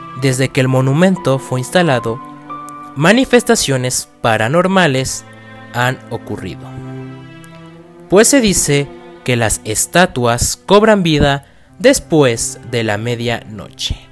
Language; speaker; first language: Spanish; native; Spanish